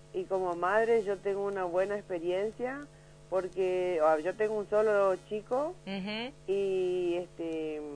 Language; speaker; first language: Spanish; native; Spanish